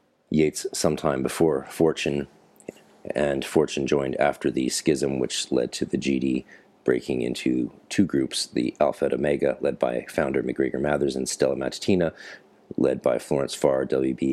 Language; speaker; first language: English; native; English